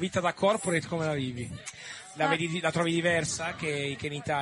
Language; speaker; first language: Italian; native; Italian